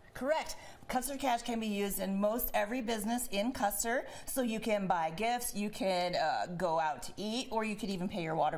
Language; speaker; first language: English; native; English